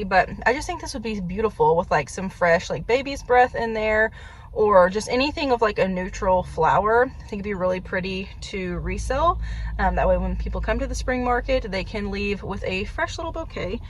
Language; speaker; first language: English; native; English